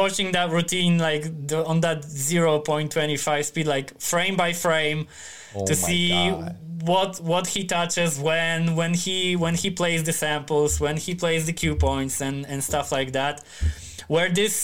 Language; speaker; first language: English; non-native, fluent; Polish